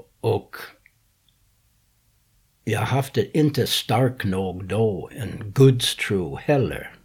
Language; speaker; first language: Swedish; non-native, fluent; English